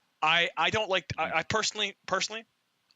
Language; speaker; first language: English; native; English